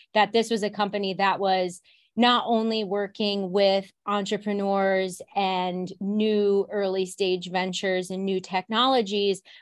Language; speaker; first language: English; native; English